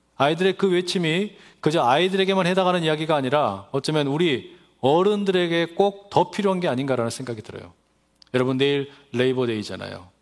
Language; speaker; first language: Korean; native; Korean